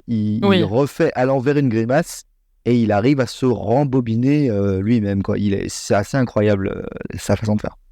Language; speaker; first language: French; native; French